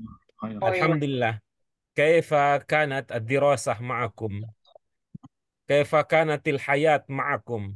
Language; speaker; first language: Arabic; non-native, learner; Indonesian